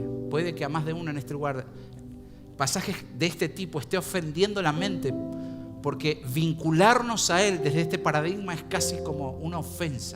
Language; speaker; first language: Spanish; native; Spanish